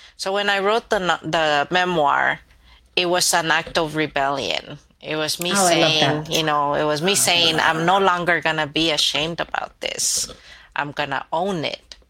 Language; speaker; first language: English; early bilingual, other home language; Spanish